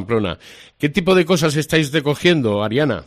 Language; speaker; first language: Spanish; native; Spanish